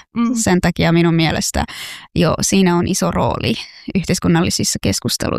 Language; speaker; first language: Finnish; non-native, fluent; Persian